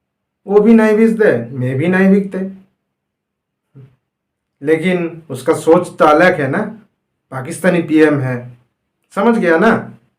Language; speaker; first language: Hindi; non-native, fluent; Bangla